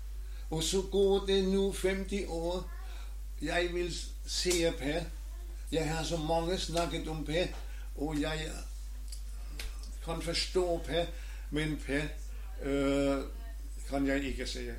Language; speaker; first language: Norwegian; non-native, learner; German